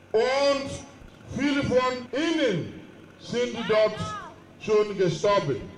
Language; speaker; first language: German; non-native, learner; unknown